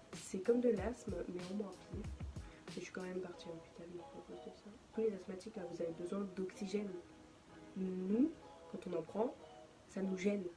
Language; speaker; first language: French; native; French